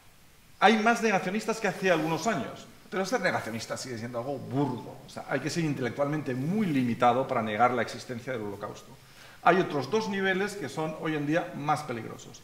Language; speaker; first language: Spanish; native; Spanish